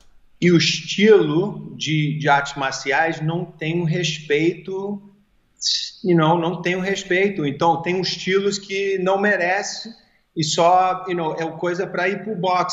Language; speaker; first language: Portuguese; early bilingual, heritage; English